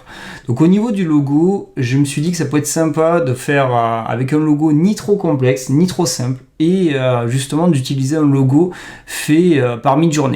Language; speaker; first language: French; native; French